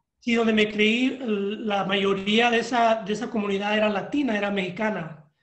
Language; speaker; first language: Spanish; early bilingual, heritage; Spanish